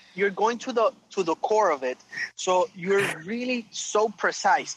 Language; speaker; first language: English; non-native, local second language; Spanish